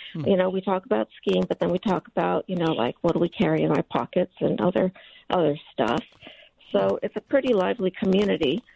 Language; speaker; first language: English; native; English